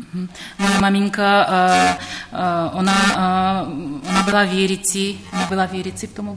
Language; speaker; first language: Russian; non-native, learner; Czech